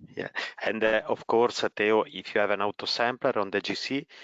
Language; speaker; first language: English; non-native, fluent; Italian